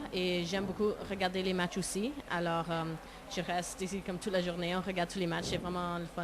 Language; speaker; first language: French; non-native, local second language; English